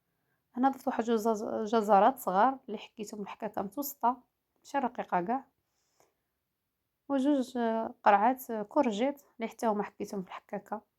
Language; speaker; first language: Arabic; native; Arabic